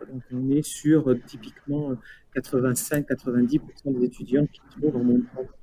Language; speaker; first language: French; native; French